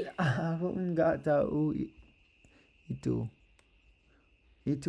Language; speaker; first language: Indonesian; non-native, learner; English